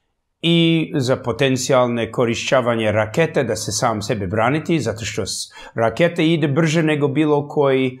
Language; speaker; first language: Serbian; early bilingual, heritage; English